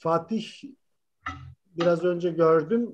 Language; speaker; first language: Turkish; native; Turkish